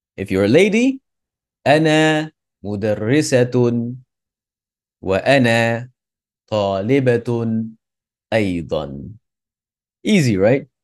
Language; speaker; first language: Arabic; non-native, fluent; English